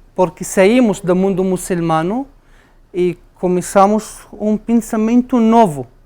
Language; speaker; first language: Portuguese; non-native, learner; Arabic